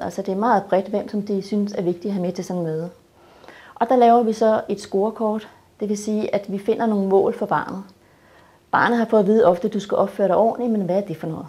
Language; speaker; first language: Danish; native; Danish